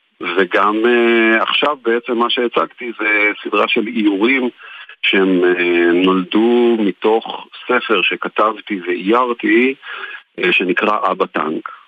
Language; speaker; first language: Hebrew; native; Hebrew